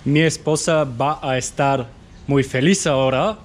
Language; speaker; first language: Spanish; non-native, learner; Bulgarian